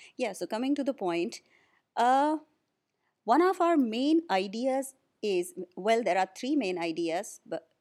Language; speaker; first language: English; non-native, local second language; Hindi